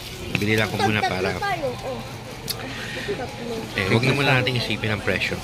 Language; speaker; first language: Filipino; native; Filipino